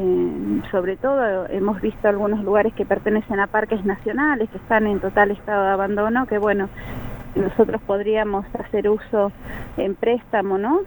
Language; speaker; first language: Spanish; native; Spanish